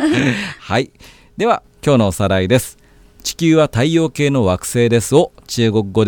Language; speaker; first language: Japanese; native; Japanese